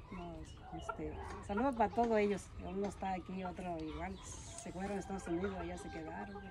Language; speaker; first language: Spanish; non-native, local second language; Mixtepec Mixtec